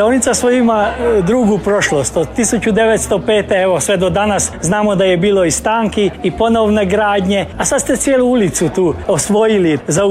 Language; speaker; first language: Serbian; native; Serbian